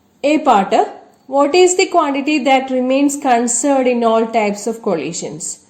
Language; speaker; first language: English; non-native, local second language; Malayalam